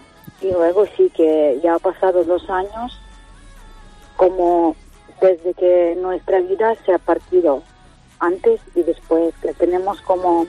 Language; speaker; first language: Spanish; non-native, fluent; Ukrainian